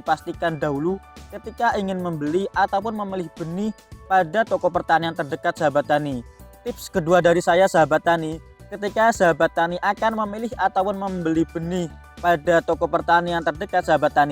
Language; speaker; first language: Indonesian; native; Indonesian